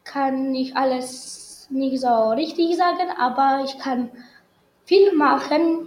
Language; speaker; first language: German; non-native, learner; Polish